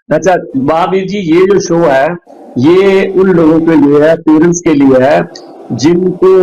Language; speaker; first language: Hindi; non-native, local second language; Punjabi